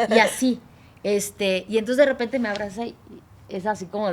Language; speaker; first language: Spanish; native; Spanish